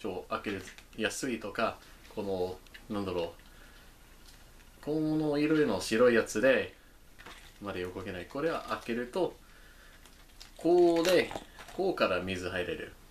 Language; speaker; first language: Japanese; non-native, learner; English